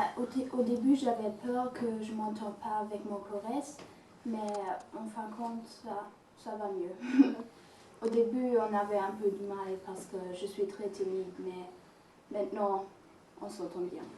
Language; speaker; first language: French; non-native, fluent; German